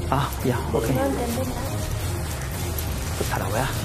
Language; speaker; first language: Spanish; non-native, learner; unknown